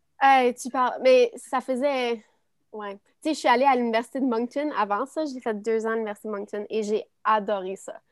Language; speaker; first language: French; native; French